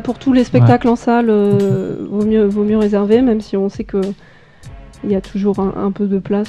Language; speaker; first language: French; native; French